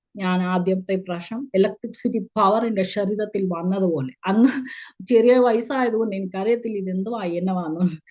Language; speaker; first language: Malayalam; early bilingual, heritage; Malayalam